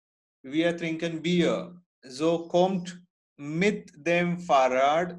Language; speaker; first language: German; non-native, fluent; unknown